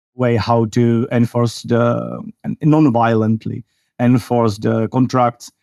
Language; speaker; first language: English; non-native, fluent; Czech